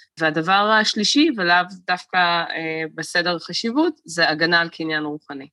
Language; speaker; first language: Hebrew; native; Hebrew